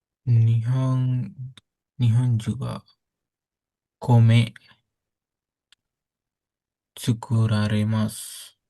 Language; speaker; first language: Japanese; non-native, learner; Sinhala